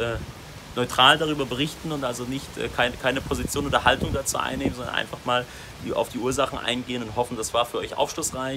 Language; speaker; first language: German; native; German